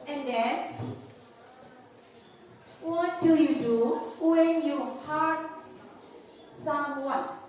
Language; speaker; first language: English; non-native, fluent; Indonesian